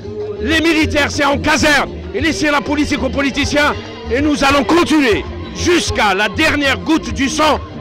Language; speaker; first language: French; non-native, local second language; Arabic